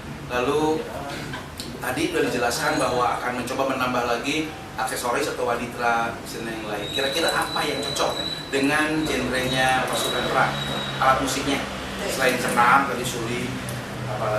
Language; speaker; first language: Indonesian; native; Indonesian